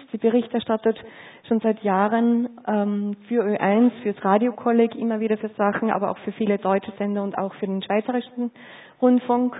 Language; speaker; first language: German; native; German